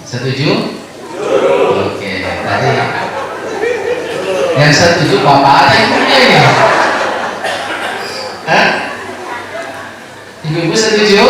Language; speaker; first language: Indonesian; non-native, local second language; Javanese